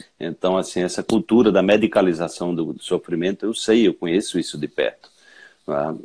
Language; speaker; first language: Portuguese; native; Portuguese